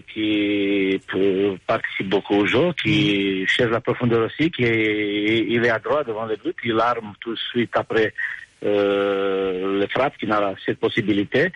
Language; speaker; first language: French; non-native, fluent; Romanian